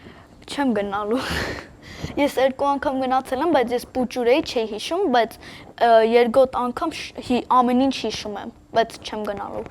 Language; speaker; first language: Armenian; early bilingual, heritage; Armenian